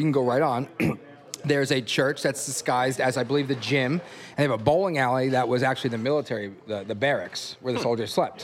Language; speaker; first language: English; native; English